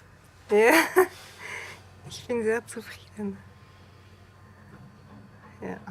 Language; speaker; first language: German; non-native, learner; French